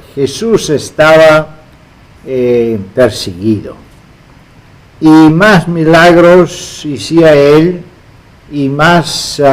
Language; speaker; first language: Spanish; non-native, fluent; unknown